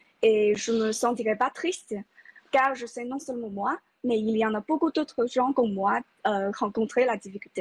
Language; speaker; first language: French; non-native, fluent; Chinese